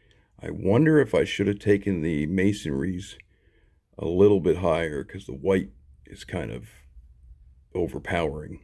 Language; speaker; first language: English; native; English